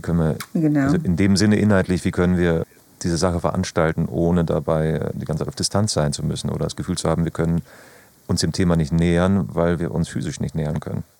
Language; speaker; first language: German; native; German